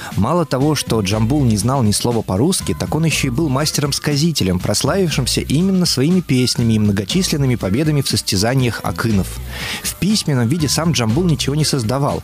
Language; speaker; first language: Russian; native; Russian